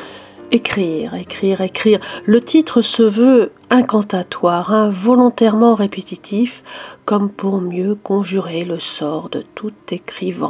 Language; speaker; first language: French; native; French